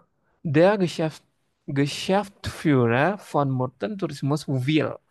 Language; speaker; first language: German; non-native, learner; Indonesian